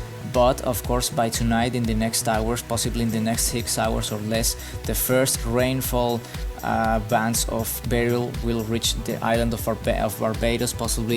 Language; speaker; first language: English; non-native, fluent; Spanish